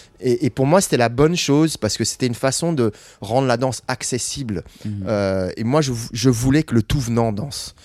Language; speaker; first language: French; non-native, fluent; English